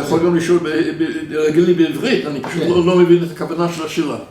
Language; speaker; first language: Hebrew; non-native, fluent; English